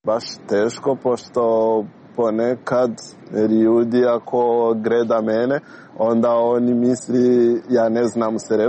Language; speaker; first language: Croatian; non-native, learner; Rundi